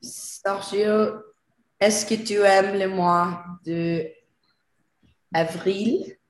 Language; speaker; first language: French; non-native, learner; Spanish